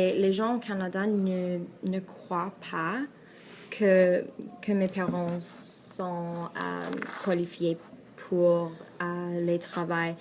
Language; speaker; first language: French; non-native, learner; Persian